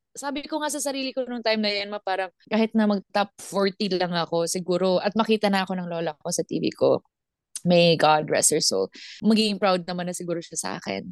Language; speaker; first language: Filipino; non-native, local second language; Cebuano